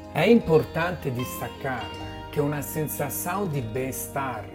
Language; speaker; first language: Portuguese; non-native, fluent; Italian